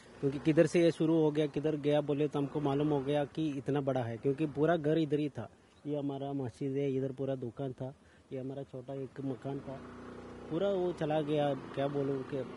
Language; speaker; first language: Hindi; non-native, local second language; Malayalam